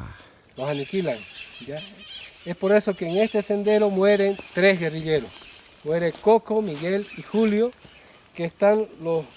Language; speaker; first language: Spanish; native; Spanish